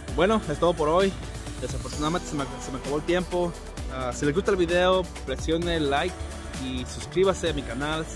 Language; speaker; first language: Spanish; native; Spanish